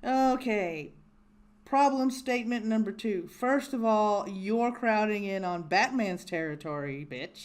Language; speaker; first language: English; native; English